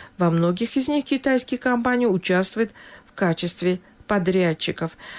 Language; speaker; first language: Russian; non-native, local second language; Tajik